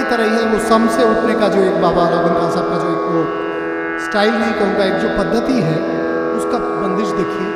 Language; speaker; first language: Hindi; native; Hindi